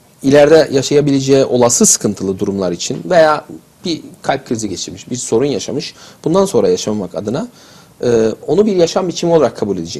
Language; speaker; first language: Turkish; native; Turkish